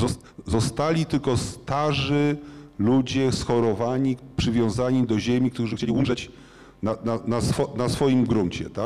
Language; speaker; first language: Polish; native; Polish